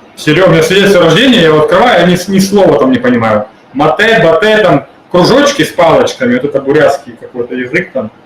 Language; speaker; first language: Russian; native; Russian